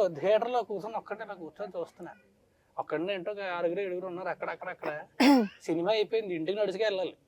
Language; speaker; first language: Telugu; native; Telugu